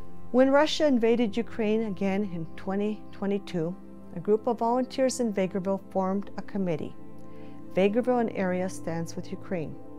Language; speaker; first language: English; early bilingual, other home language; Ukrainian